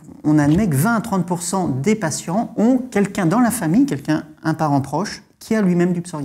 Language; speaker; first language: French; native; French